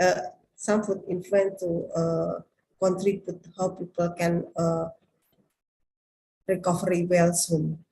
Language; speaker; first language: English; non-native, learner; Indonesian